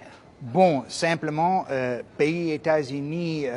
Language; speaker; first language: Haitian Creole; non-native, fluent; English